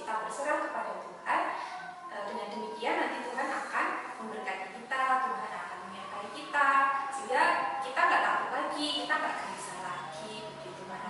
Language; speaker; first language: Indonesian; native; Indonesian